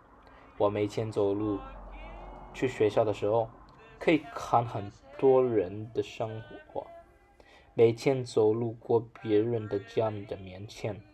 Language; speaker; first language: Chinese; non-native, learner; English